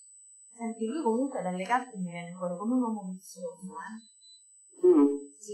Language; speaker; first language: Italian; native; Italian